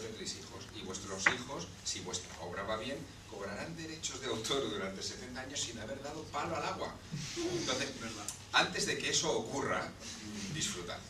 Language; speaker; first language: Spanish; native; Spanish